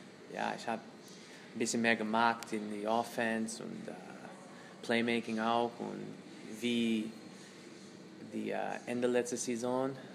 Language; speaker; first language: German; non-native, learner; English